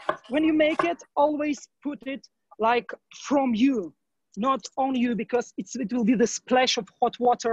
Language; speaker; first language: English; non-native, learner; Ukrainian